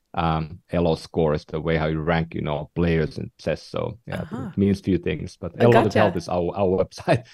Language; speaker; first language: English; non-native, fluent; Finnish